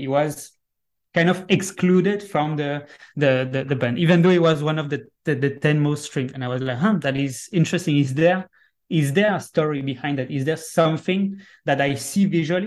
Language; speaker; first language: English; non-native, fluent; French